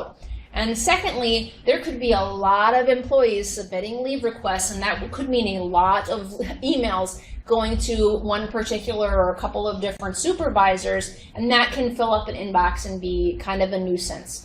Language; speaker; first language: English; native; English